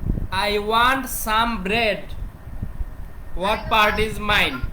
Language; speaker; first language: English; non-native, fluent; Bangla